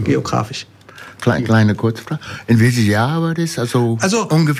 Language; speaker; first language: German; non-native, fluent; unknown